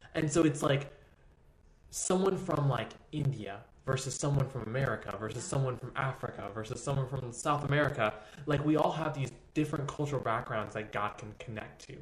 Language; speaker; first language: English; early bilingual, other home language; Spanish